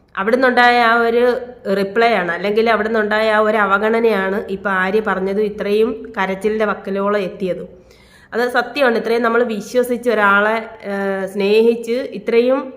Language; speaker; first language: Malayalam; native; Malayalam